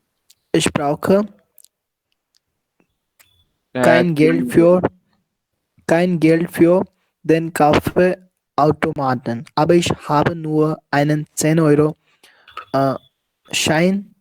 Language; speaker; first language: German; non-native, learner; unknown